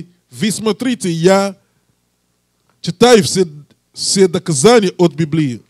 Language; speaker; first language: Russian; non-native, learner; English